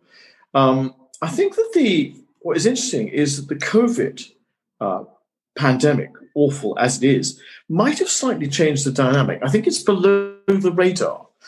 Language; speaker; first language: English; native; English